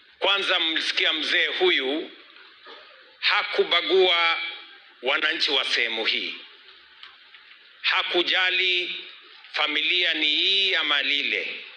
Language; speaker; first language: Swahili; non-native, local second language; Kalenjin